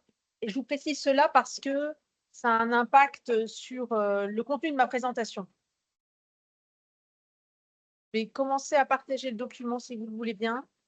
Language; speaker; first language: French; native; French